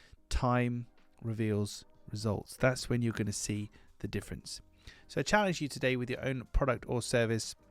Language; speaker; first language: English; native; English